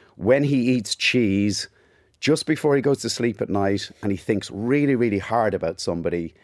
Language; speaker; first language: English; native; English